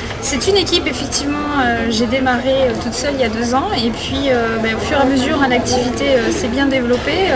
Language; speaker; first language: French; native; French